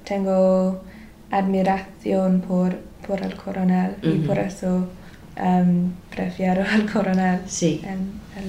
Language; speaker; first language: Spanish; non-native, learner; English